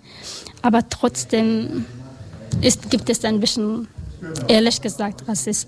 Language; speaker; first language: German; non-native, learner; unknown